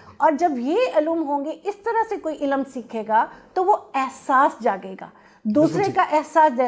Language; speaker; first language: Urdu; non-native, local second language; Punjabi